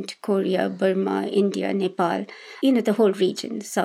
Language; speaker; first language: English; non-native, local second language; Hindi